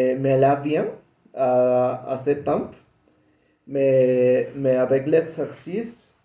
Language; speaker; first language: French; non-native, learner; Spanish